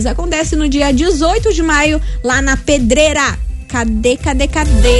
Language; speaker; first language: Portuguese; native; Portuguese